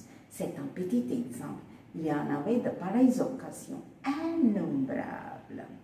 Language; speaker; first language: French; non-native, fluent; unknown